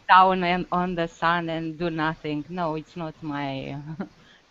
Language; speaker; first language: English; non-native, learner; Romanian